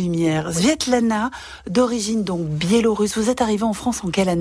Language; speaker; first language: French; native; French